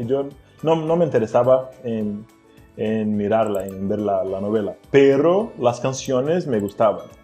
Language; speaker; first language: Spanish; non-native, fluent; Portuguese